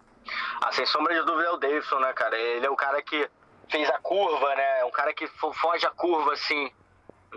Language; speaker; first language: Portuguese; native; Portuguese